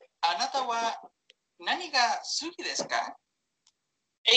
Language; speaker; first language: Japanese; non-native, learner; Spanish